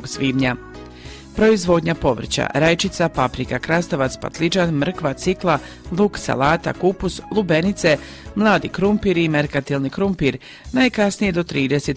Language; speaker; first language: Bosnian; native; Bosnian